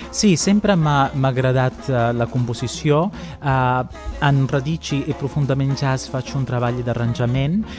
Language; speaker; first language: Catalan; non-native, fluent; Italian